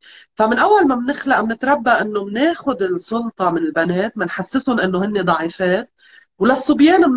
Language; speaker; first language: Arabic; native; Arabic